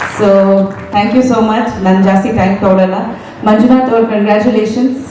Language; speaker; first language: Kannada; non-native, fluent; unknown